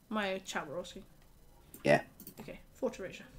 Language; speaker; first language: English; native; English